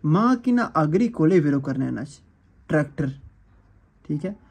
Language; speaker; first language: Urdu; non-native, local second language; Punjabi